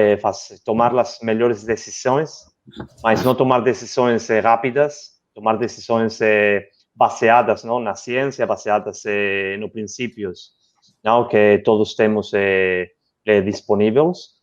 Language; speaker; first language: Portuguese; non-native, learner; Spanish